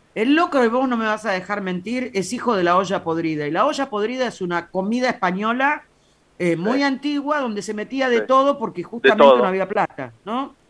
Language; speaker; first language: Spanish; native; Spanish